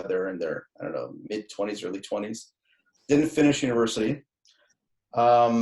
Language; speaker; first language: English; native; English